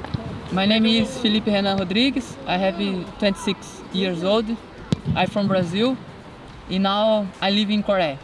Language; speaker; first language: English; non-native, learner; Portuguese